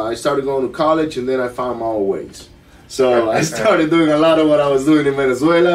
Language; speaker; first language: English; non-native, fluent; Spanish